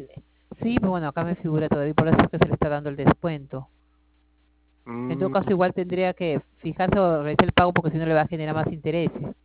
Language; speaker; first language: Spanish; native; Spanish